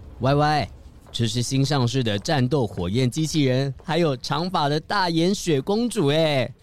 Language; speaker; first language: Chinese; native; Chinese